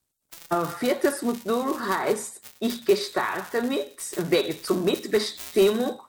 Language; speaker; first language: German; non-native, fluent; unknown